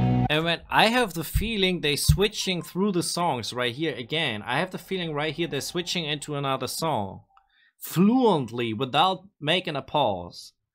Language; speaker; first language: English; non-native, fluent; German